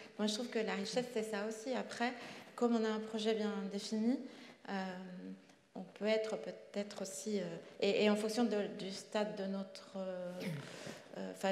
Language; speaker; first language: French; non-native, fluent; Spanish